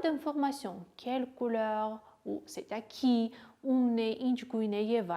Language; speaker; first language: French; non-native, fluent; Armenian